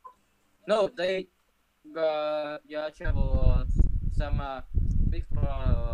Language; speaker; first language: English; non-native, learner; Vietnamese